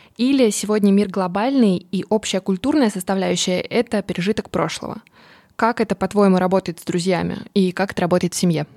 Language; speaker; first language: Russian; native; Russian